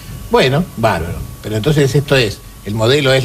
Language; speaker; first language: Spanish; native; Spanish